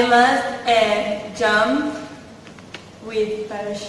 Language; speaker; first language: English; non-native, fluent; Spanish